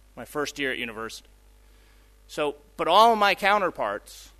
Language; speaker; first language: English; early bilingual, other home language; Spanish